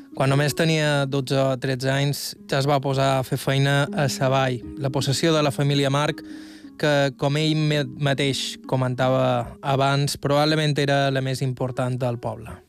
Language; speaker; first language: Catalan; native; Catalan